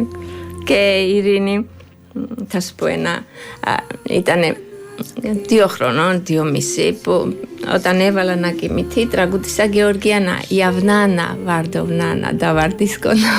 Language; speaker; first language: Greek; non-native, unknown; Georgian